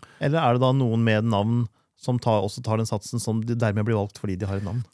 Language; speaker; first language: Norwegian; native; Norwegian